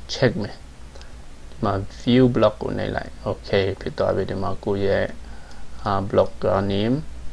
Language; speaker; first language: Burmese; non-native, local second language; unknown